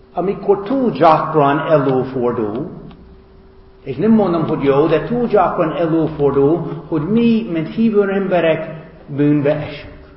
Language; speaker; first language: Hungarian; non-native, fluent; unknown